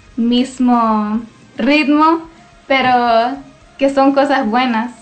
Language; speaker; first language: Spanish; early bilingual, heritage; Spanish